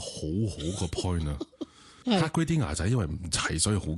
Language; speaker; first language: Cantonese; native; Cantonese